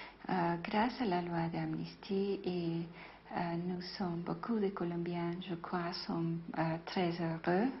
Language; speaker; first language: French; non-native, fluent; Spanish